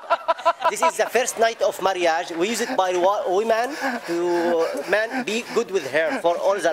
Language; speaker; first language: English; non-native, learner; Arabic